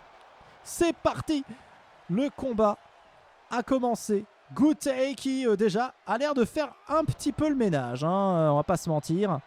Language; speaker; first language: French; native; French